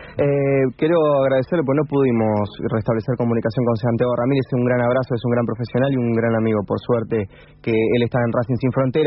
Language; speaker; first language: Spanish; native; Spanish